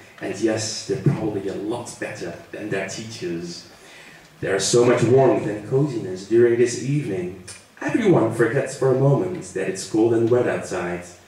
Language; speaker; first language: English; non-native, fluent; Dutch